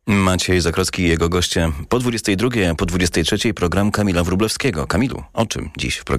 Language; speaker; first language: Polish; native; Polish